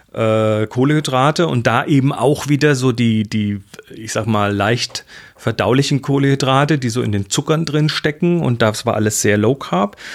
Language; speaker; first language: German; native; German